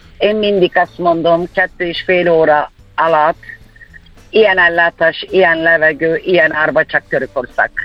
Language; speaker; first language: Hungarian; non-native, fluent; Turkish